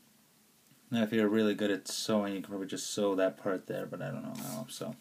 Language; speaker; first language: English; native; English